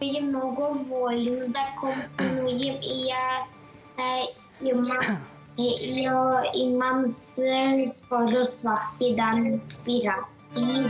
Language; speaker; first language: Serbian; early bilingual, heritage; Serbian